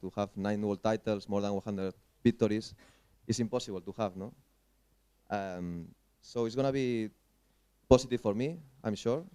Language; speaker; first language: English; non-native, fluent; Spanish